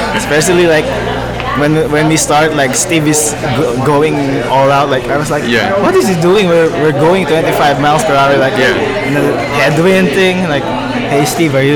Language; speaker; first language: English; non-native, local second language; Pampanga